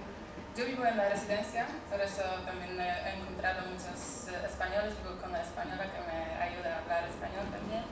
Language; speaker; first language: Spanish; non-native, learner; Polish